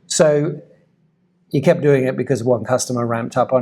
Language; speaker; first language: English; native; English